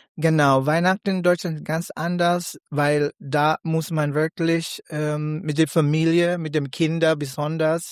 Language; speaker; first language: German; non-native, learner; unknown